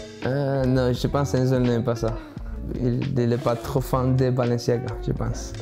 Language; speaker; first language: French; non-native, learner; Georgian